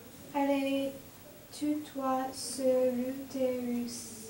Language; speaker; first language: French; non-native, learner; English